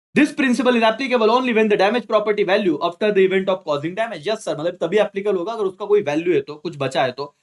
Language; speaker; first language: Hindi; non-native, local second language; Marathi